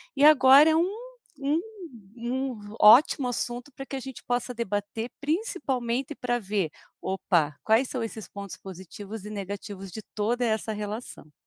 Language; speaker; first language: Portuguese; native; Portuguese